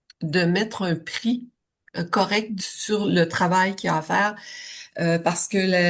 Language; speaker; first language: French; native; French